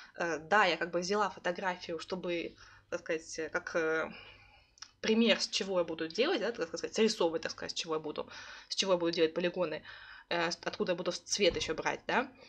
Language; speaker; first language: Russian; early bilingual, heritage; Russian